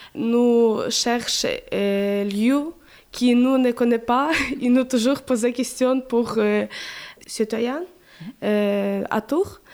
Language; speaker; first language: French; non-native, learner; Ukrainian